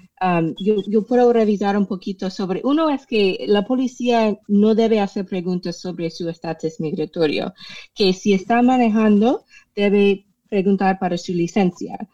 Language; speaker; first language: Spanish; non-native, fluent; English